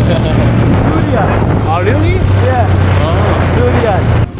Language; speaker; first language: English; non-native, learner; Indonesian